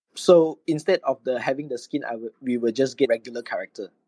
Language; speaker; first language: English; non-native, local second language; Chinese